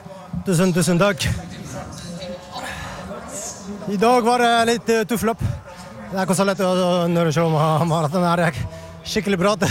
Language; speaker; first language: Norwegian; non-native, learner; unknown